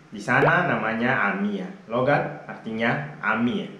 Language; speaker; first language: Indonesian; non-native, fluent; Arabic